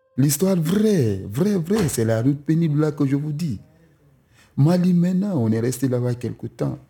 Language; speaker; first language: French; non-native, local second language; Susu